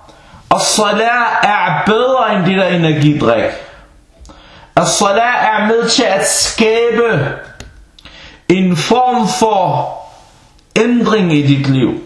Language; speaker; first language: Danish; non-native, fluent; Arabic